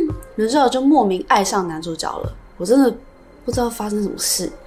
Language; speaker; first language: Chinese; native; Chinese